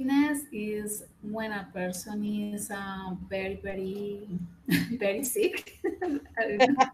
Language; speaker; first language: English; non-native, learner; Spanish